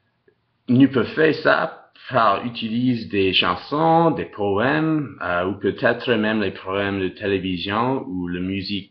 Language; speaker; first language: French; non-native, local second language; English